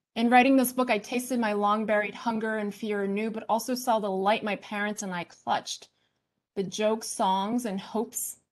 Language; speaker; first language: English; early bilingual, other home language; Chinese